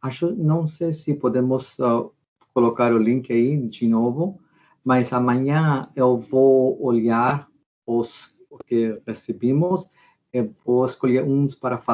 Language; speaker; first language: Portuguese; non-native, fluent; Spanish